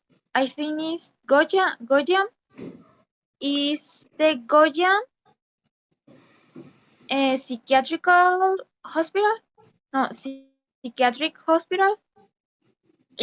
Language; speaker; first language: English; non-native, learner; Spanish